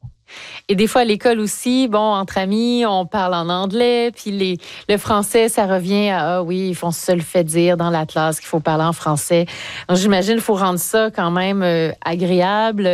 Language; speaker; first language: French; native; French